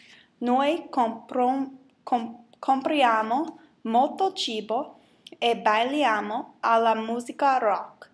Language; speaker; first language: Italian; non-native, learner; English